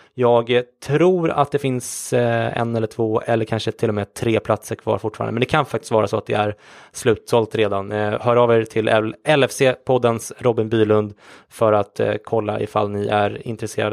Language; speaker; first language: Swedish; native; Swedish